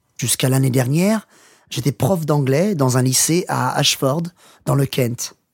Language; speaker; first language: French; non-native, learner; English